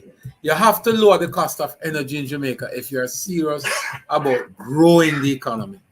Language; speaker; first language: English; native; English